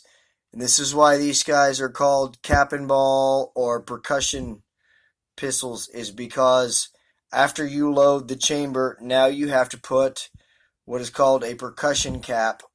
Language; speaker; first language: English; native; English